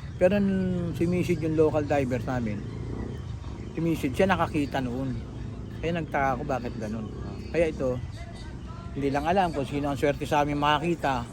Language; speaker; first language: Filipino; native; Filipino